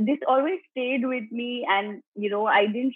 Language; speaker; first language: English; non-native, local second language; Gujarati